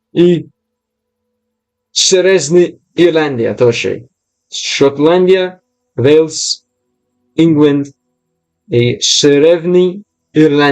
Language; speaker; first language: Russian; non-native, learner; English